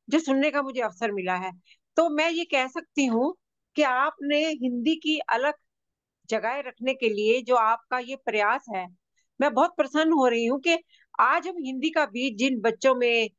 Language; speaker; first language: Hindi; native; Hindi